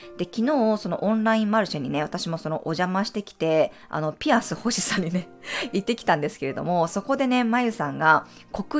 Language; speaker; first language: Japanese; native; Japanese